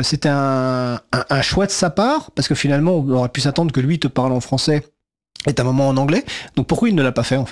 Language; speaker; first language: French; native; French